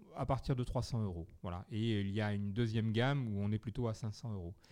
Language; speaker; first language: French; native; French